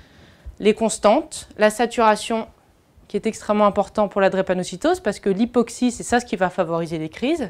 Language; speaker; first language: French; native; French